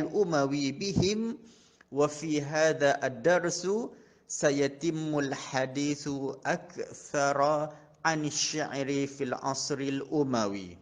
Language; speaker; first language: Arabic; non-native, fluent; Malay